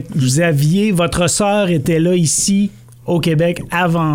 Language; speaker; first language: French; native; French